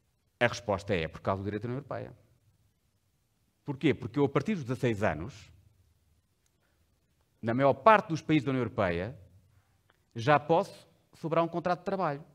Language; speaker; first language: Portuguese; native; Portuguese